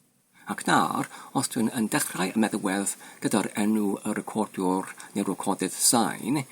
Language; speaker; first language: Welsh; non-native, fluent; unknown